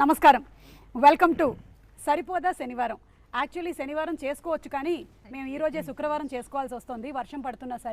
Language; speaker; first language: Telugu; native; Telugu